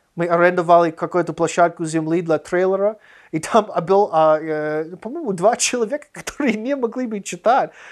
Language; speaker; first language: Russian; non-native, fluent; English